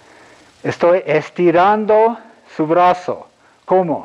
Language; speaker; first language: Spanish; non-native, fluent; English